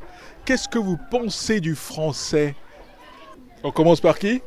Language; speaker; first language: French; native; French